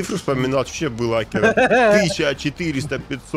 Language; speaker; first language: Russian; native; Russian